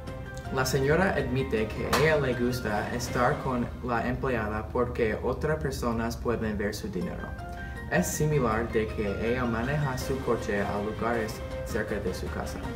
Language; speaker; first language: Spanish; non-native, learner; English